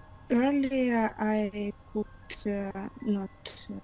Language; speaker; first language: English; non-native, learner; Russian